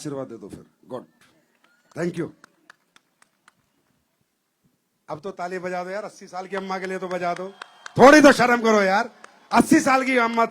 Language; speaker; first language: Hindi; native; Hindi